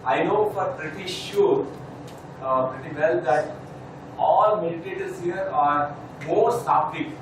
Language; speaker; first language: English; non-native, local second language; Telugu